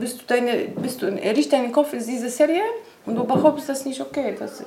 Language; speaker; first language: German; non-native, learner; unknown